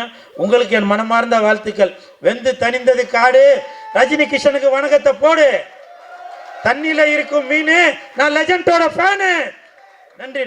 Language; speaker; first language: Tamil; native; Tamil